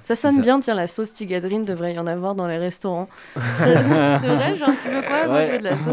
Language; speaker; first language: French; native; French